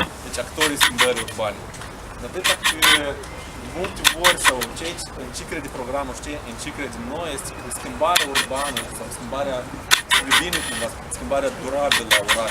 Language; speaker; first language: Romanian; native; Romanian